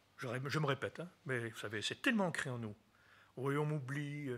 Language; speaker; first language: French; native; French